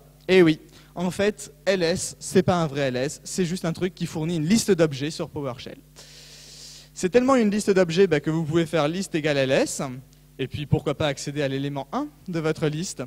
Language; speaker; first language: French; native; French